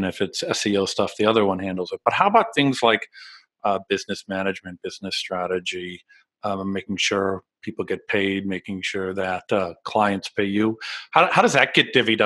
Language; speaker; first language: English; native; English